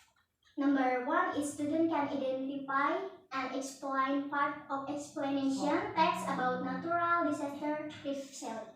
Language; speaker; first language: English; non-native, learner; Indonesian